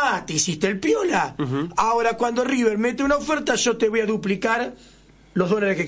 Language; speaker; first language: Spanish; native; Spanish